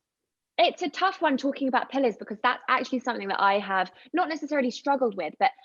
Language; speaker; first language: English; native; English